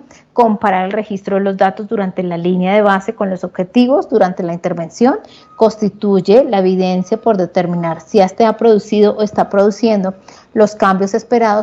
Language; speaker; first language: Spanish; native; Spanish